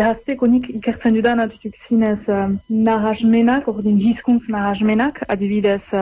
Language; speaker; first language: Basque; native; Basque